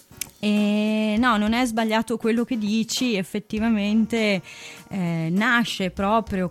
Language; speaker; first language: Italian; native; Italian